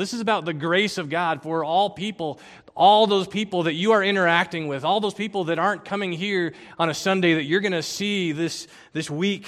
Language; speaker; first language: English; native; English